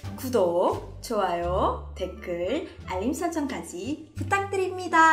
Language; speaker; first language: Korean; non-native, fluent; Indonesian